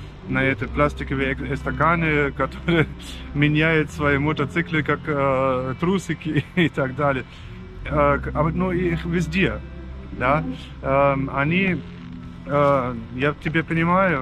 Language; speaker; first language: Russian; non-native, fluent; German